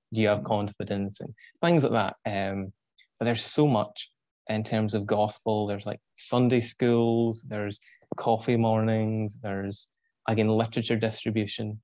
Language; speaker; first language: English; native; English